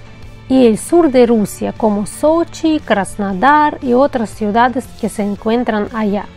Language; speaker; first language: Spanish; non-native, fluent; Russian